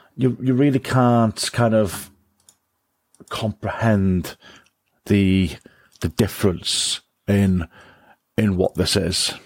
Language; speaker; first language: English; native; English